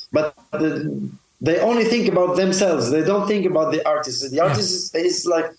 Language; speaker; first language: English; non-native, fluent; Arabic